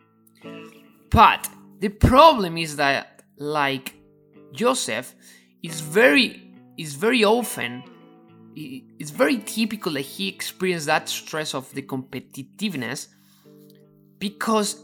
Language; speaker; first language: English; non-native, fluent; Spanish